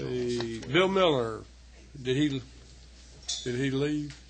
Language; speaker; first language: English; native; English